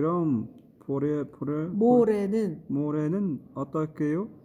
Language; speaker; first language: Korean; non-native, fluent; Mongolian